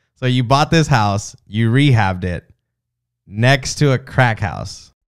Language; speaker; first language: English; native; English